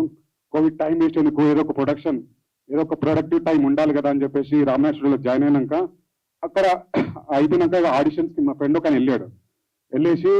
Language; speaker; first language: Telugu; native; Telugu